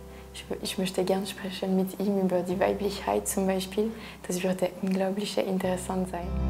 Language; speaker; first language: German; non-native, local second language; French